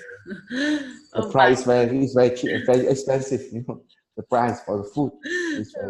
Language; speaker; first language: English; non-native, learner; Vietnamese